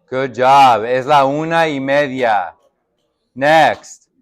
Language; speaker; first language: Spanish; non-native, fluent; English